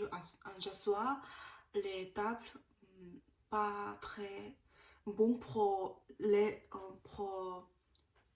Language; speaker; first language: French; non-native, learner; Korean